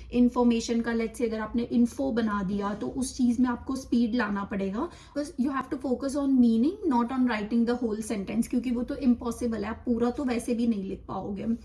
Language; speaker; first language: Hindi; non-native, local second language; Gujarati